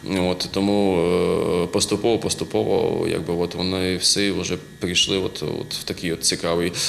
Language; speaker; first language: Ukrainian; native; Ukrainian